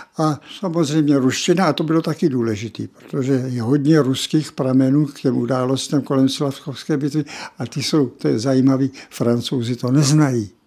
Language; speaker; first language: Czech; native; Czech